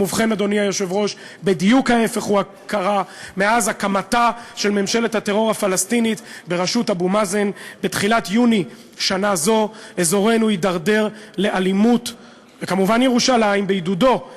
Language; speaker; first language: Hebrew; native; Hebrew